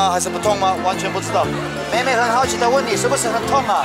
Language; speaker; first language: Chinese; non-native, fluent; Turkish